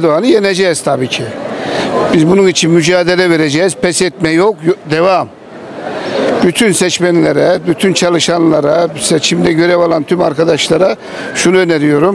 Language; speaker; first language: Turkish; native; Turkish